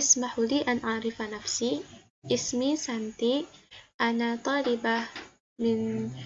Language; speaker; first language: Arabic; non-native, learner; Indonesian